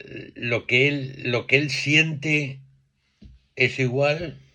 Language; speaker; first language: Spanish; native; Spanish